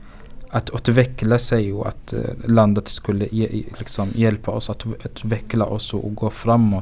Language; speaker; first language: Swedish; non-native, fluent; Arabic